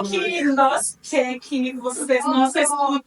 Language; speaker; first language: Portuguese; non-native, learner; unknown